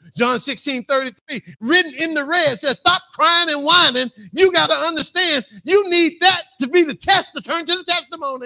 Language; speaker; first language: English; native; English